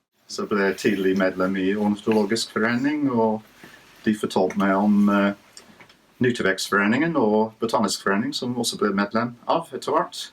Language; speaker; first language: Norwegian; non-native, fluent; English